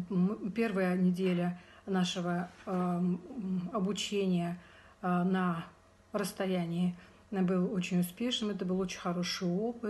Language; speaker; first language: Russian; non-native, local second language; Kazakh